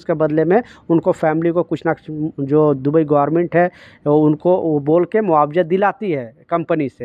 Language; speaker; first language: Hindi; native; Hindi